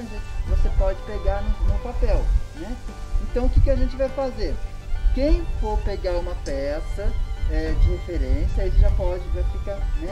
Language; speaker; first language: Portuguese; native; Portuguese